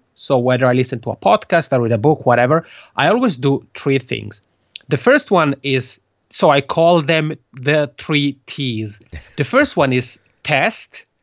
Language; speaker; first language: English; non-native, fluent; Italian